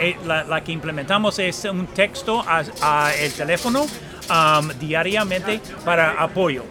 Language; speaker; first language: Spanish; non-native, fluent; English